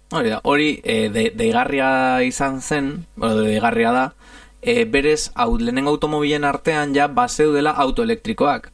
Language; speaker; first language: Basque; non-native, fluent; Italian